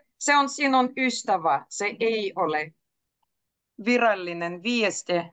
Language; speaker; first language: Finnish; native; Finnish